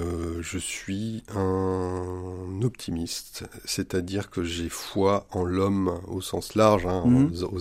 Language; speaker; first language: French; native; French